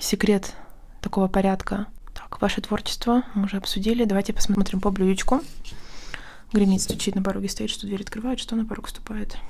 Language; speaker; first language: Russian; native; Russian